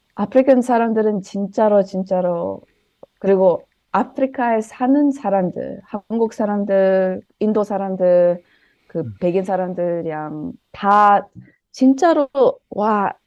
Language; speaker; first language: Korean; early bilingual, heritage; Korean